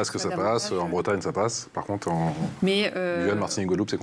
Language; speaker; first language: French; native; French